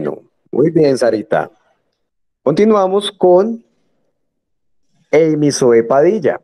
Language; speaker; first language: Spanish; native; Spanish